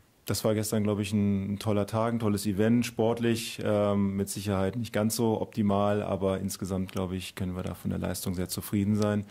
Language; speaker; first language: German; native; German